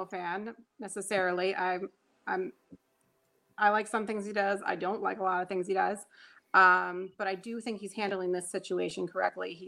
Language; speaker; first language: English; native; English